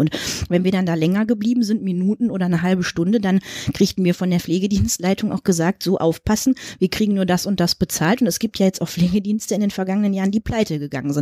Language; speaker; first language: German; native; German